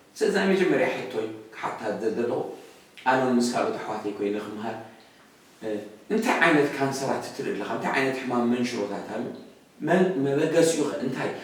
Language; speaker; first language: Tigrinya; native; Tigrinya